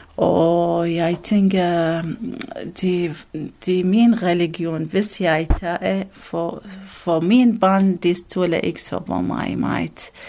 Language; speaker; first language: Danish; non-native, learner; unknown